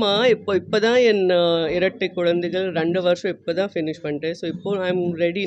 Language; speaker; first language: Tamil; non-native, learner; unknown